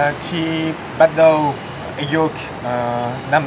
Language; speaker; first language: Vietnamese; non-native, learner; French